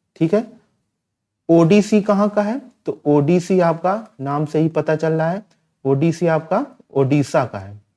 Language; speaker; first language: Hindi; native; Hindi